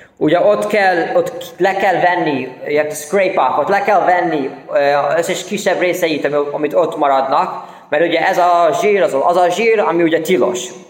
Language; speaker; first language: Hungarian; early bilingual, heritage; Hungarian